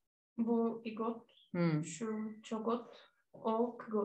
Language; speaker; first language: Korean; non-native, learner; Turkish